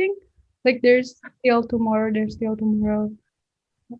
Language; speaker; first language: English; non-native, learner; Indonesian